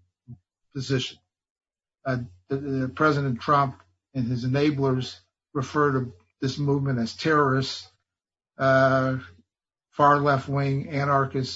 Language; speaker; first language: English; native; English